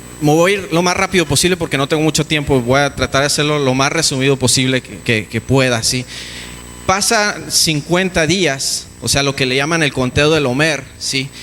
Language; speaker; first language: Spanish; early bilingual, heritage; Spanish